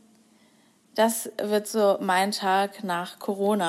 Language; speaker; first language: German; native; German